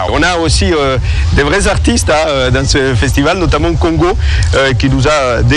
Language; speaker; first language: French; native; French